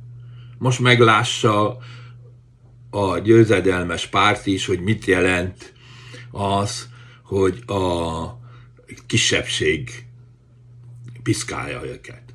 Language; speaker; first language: Hungarian; native; Hungarian